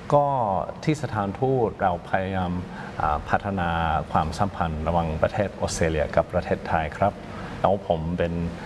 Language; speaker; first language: Thai; non-native, fluent; English